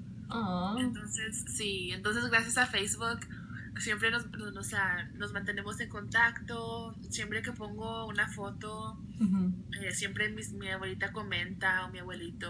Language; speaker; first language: Spanish; early bilingual, other home language; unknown